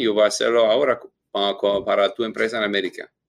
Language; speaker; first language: Spanish; non-native, learner; English